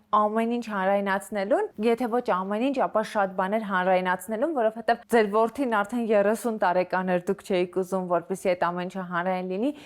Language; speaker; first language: Armenian; native; Armenian